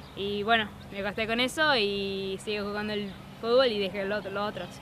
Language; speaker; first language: Spanish; non-native, fluent; English